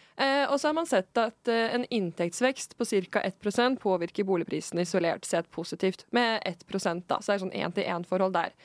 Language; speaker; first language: Norwegian; native; Norwegian